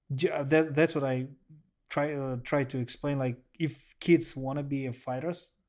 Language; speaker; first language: English; non-native, learner; Russian